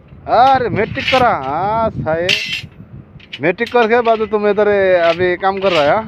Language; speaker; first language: Hindi; non-native, learner; Bangla